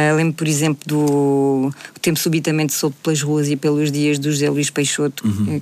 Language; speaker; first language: Portuguese; early bilingual, heritage; Portuguese